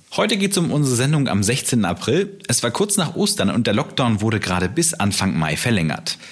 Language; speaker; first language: German; native; German